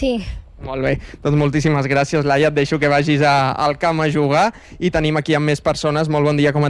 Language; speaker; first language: Catalan; native; Catalan